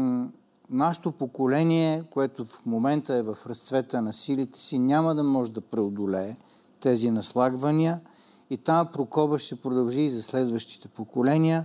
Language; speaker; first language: Bulgarian; native; Bulgarian